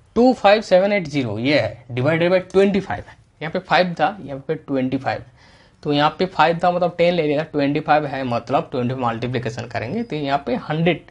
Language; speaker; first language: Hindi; non-native, local second language; Bangla